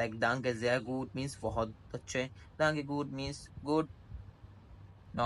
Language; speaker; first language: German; non-native, learner; Hindi